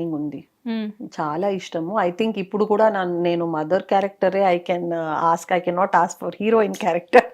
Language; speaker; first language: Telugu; non-native, local second language; Kannada